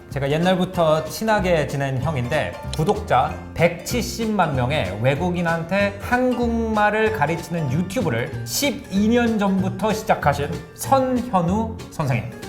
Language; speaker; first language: Korean; native; Korean